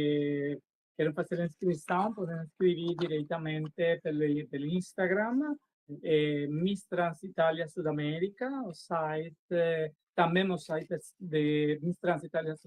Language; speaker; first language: Portuguese; non-native, learner; Spanish